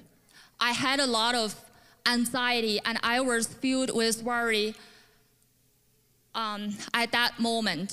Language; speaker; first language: English; non-native, fluent; Chinese